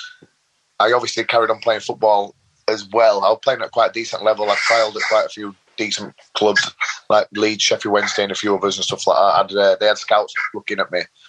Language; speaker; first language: English; native; English